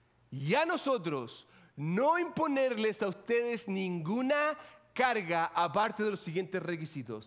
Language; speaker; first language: Spanish; native; Spanish